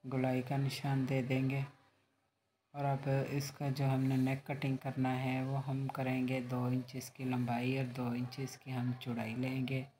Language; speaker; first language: Hindi; native; Hindi